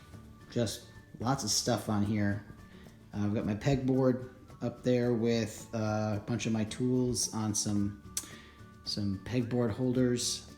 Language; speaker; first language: English; native; English